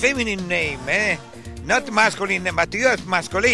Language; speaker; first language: English; non-native, learner; Italian